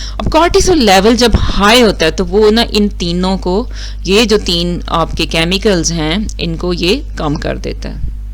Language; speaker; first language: Urdu; non-native, local second language; Punjabi